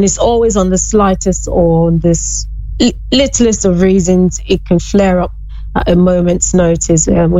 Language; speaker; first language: English; non-native, local second language; Yoruba